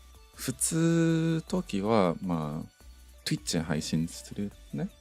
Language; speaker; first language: Japanese; non-native, learner; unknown